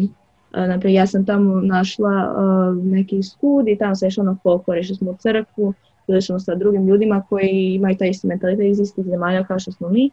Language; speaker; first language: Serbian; early bilingual, other home language; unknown